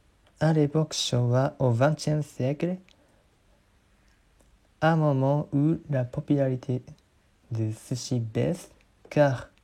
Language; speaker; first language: French; non-native, learner; Japanese